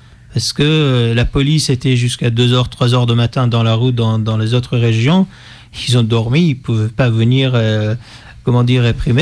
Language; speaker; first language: French; non-native, fluent; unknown